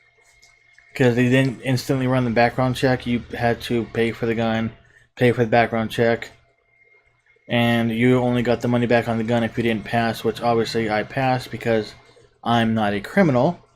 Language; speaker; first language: English; native; English